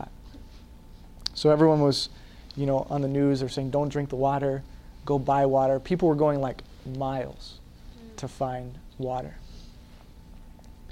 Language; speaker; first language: English; native; English